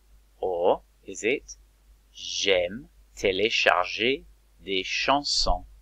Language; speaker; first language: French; non-native, fluent; English